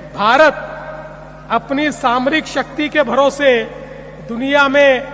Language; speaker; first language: Hindi; non-native, local second language; Marathi